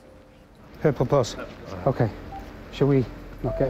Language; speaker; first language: English; native; English